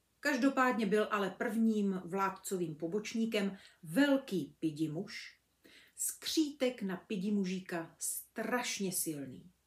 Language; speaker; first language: Czech; native; Czech